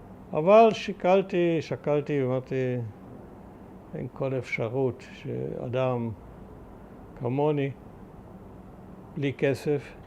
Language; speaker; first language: Hebrew; early bilingual, other home language; German